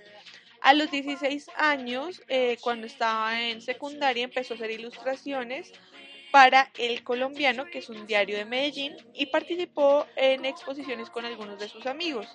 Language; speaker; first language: Spanish; native; Spanish